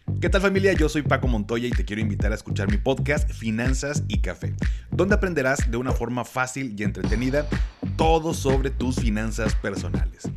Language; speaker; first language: Spanish; native; Spanish